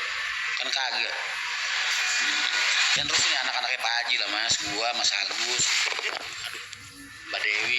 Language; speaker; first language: Indonesian; native; Indonesian